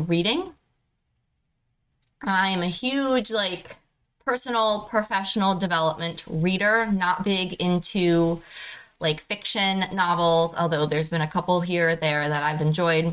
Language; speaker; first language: English; native; English